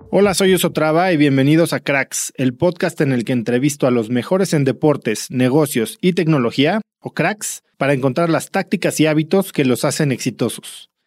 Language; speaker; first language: Spanish; native; Spanish